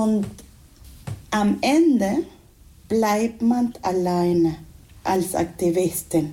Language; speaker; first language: German; non-native, fluent; Spanish